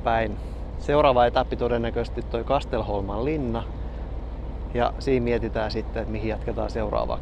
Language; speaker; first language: Finnish; native; Finnish